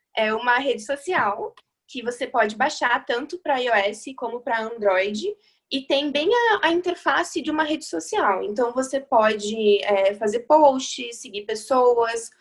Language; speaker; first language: Portuguese; native; Portuguese